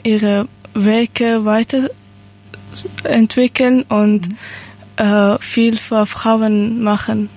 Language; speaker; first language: German; non-native, learner; Persian